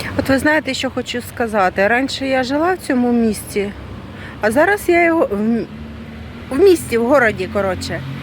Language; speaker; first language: Ukrainian; non-native, local second language; Russian